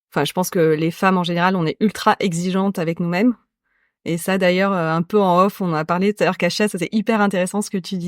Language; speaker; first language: French; native; French